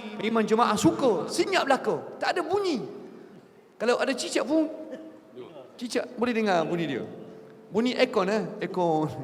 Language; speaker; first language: Malay; non-native, fluent; Arabic